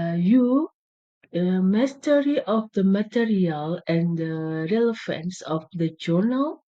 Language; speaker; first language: English; non-native, learner; Indonesian